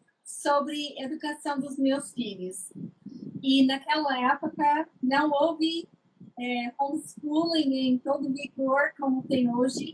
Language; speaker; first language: Portuguese; non-native, fluent; English